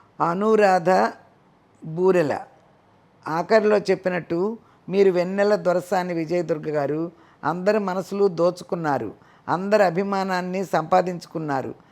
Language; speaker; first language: Telugu; native; Telugu